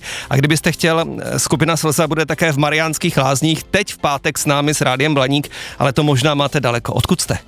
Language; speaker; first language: Czech; native; Czech